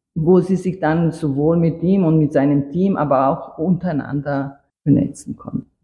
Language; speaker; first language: German; non-native, fluent; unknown